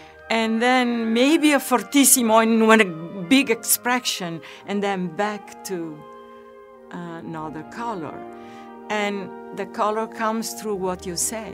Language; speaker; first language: English; non-native, fluent; Italian